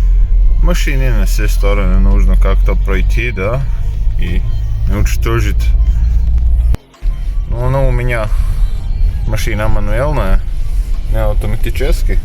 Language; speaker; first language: Russian; non-native, fluent; Serbian